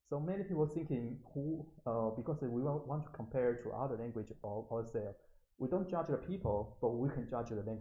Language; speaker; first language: English; non-native, learner; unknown